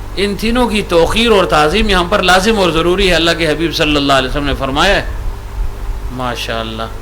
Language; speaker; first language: Urdu; non-native, local second language; Pashto